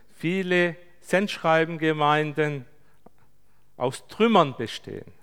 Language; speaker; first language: German; non-native, fluent; Turkish